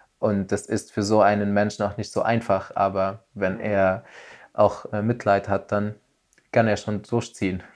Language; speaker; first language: German; non-native, fluent; Arabic